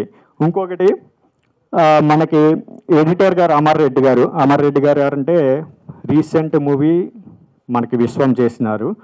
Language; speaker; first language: Telugu; native; Telugu